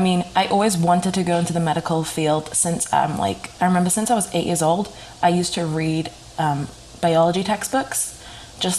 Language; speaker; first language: English; native; English